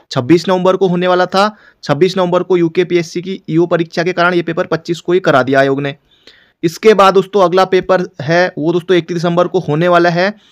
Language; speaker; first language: Hindi; native; Hindi